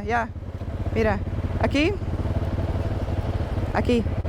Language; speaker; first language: Spanish; non-native, learner; Dutch